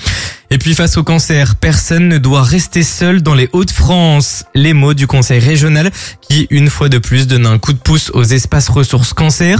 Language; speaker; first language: French; native; French